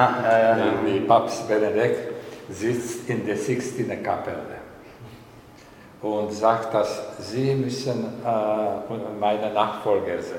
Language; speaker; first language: German; non-native, learner; Hungarian